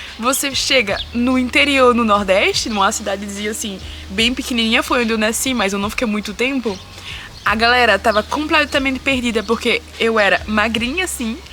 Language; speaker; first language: Portuguese; early bilingual, heritage; Portuguese